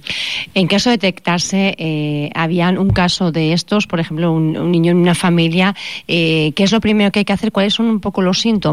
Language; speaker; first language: Spanish; native; Spanish